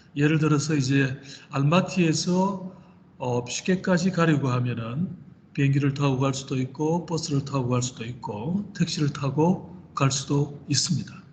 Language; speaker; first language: Korean; native; Korean